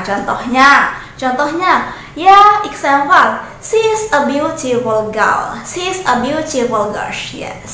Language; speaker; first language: English; non-native, learner; Indonesian